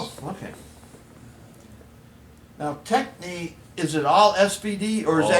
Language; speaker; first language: English; native; English